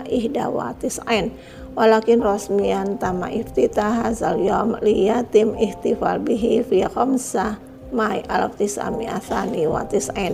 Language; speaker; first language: Arabic; non-native, learner; Indonesian